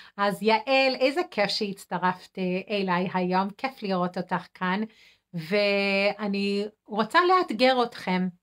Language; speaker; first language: Hebrew; non-native, fluent; English